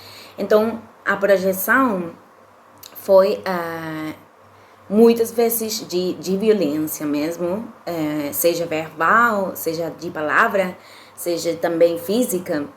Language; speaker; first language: Portuguese; non-native, fluent; Spanish